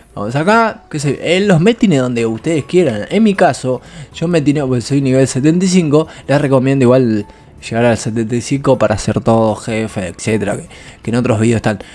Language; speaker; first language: Spanish; native; Spanish